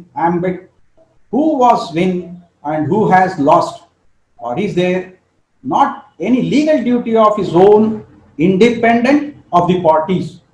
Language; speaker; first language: English; non-native, local second language; Kannada